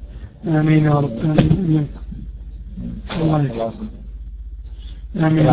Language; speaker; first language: Arabic; native; Arabic